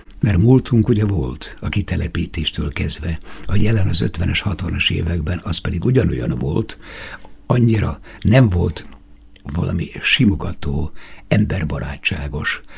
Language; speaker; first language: Hungarian; native; Hungarian